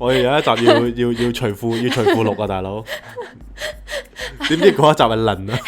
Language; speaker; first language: Cantonese; native; Cantonese